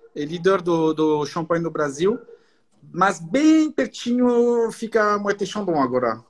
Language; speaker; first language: Portuguese; non-native, fluent; French